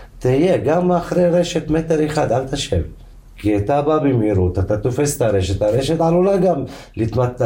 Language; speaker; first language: Hebrew; non-native, local second language; Arabic